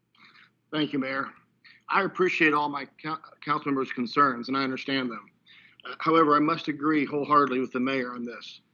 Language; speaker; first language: English; native; English